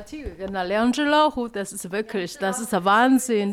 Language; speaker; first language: German; non-native, learner; Chinese